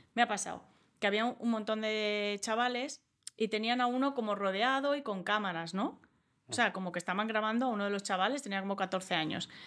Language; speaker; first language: Spanish; early bilingual, other home language; English